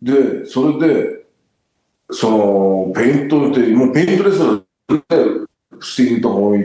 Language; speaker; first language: Japanese; native; Japanese